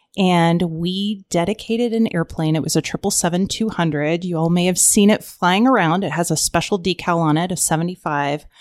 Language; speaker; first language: English; native; English